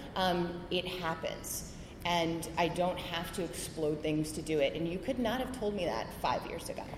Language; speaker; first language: English; native; English